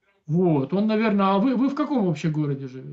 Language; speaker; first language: Russian; native; Russian